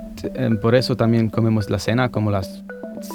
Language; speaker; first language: Spanish; non-native, fluent; German